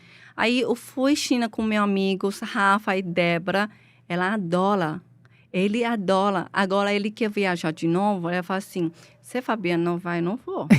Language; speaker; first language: Portuguese; non-native, learner; Chinese